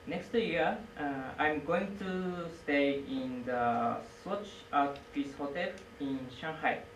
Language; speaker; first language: English; non-native, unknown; Japanese